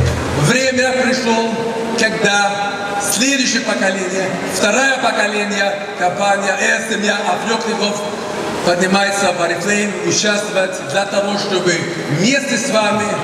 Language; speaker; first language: Russian; non-native, fluent; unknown